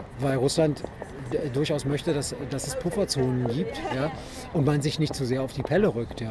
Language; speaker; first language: German; native; German